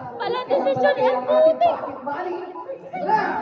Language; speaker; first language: Filipino; native; Filipino